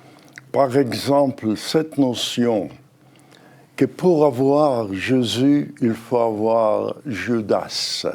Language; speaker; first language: French; non-native, fluent; Hebrew